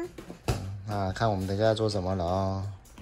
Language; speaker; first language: Chinese; native; Chinese